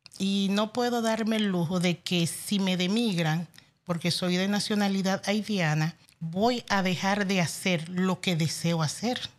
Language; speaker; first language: Spanish; non-native, fluent; Haitian Creole